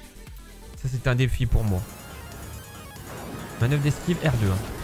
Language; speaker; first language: French; native; French